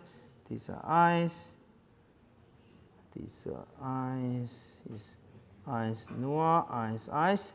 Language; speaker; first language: German; non-native, fluent; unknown